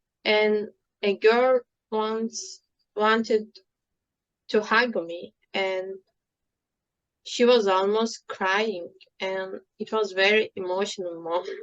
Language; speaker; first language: English; non-native, fluent; Turkish